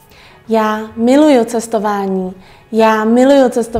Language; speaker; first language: Czech; early bilingual, other home language; Vietnamese